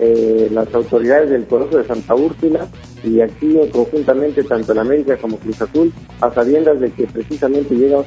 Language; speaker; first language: Spanish; native; Spanish